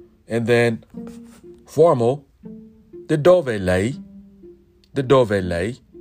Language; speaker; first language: Italian; non-native, learner; English